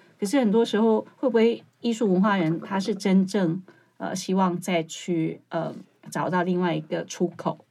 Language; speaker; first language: Chinese; native; Chinese